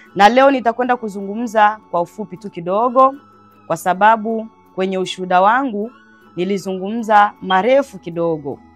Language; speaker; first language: Swahili; non-native, local second language; Bembe